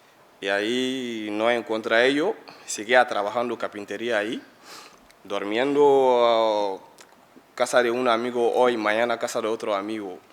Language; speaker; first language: Spanish; non-native, learner; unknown